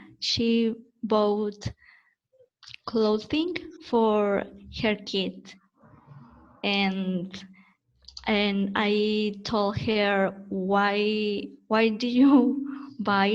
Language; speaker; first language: English; non-native, learner; Spanish